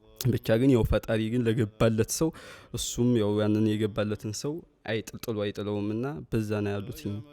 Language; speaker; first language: Amharic; native; Amharic